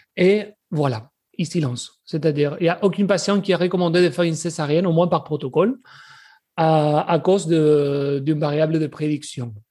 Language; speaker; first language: French; non-native, fluent; Spanish